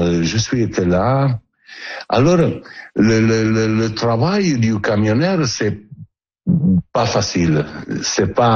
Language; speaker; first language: French; non-native, learner; Italian